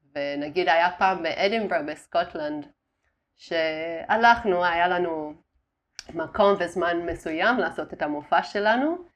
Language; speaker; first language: Hebrew; non-native, fluent; Italian